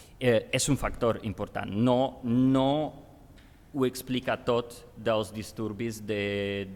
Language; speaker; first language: Catalan; non-native, fluent; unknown